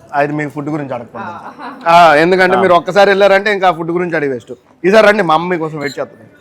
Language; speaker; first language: Telugu; native; Telugu